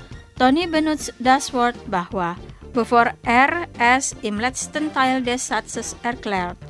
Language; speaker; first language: German; non-native, fluent; Indonesian